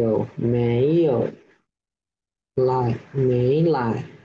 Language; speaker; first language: Chinese; non-native, learner; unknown